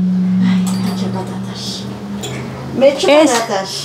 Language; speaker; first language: Spanish; native; Spanish